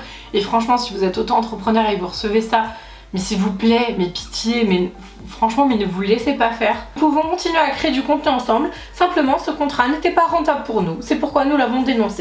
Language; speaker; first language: French; native; French